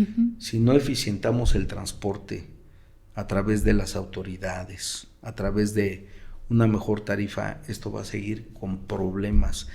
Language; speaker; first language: Spanish; native; Spanish